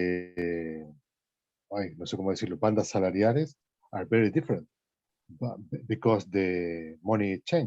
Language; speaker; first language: English; non-native, learner; Spanish